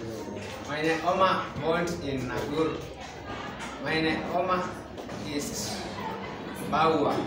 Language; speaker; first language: German; non-native, learner; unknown